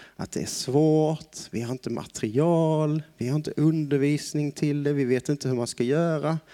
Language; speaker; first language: Swedish; native; Swedish